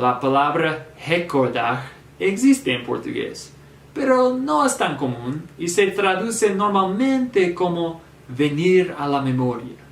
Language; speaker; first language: Spanish; non-native, fluent; English